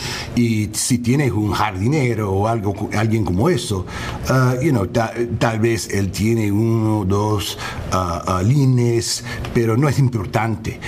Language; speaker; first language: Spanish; non-native, learner; English